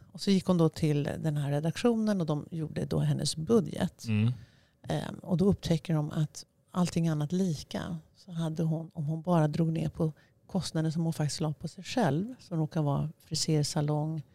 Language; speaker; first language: Swedish; native; Swedish